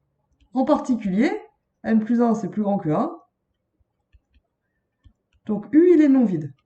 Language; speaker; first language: French; native; French